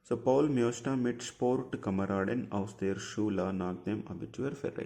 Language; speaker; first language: German; non-native, fluent; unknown